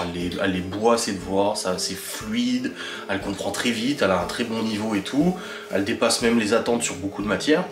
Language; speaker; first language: French; native; French